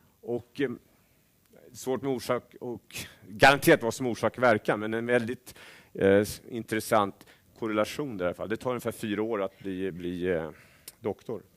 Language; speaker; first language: Swedish; native; Swedish